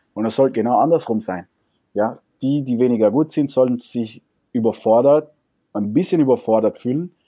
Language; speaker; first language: German; non-native, fluent; Spanish